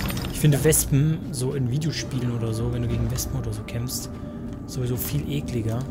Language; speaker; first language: German; native; German